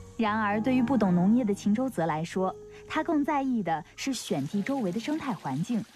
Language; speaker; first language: Chinese; native; Chinese